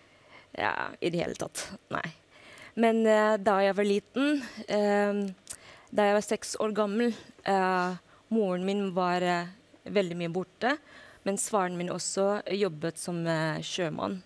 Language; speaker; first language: Norwegian; non-native, fluent; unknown